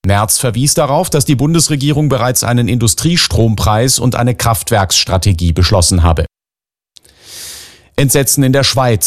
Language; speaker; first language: German; native; German